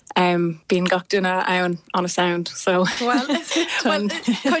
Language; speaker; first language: Irish; non-native, local second language; English